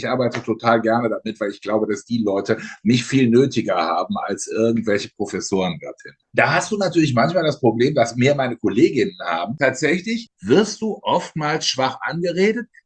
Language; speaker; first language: German; native; German